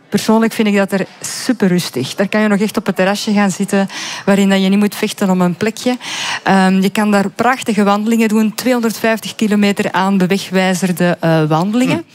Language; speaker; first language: Dutch; native; Dutch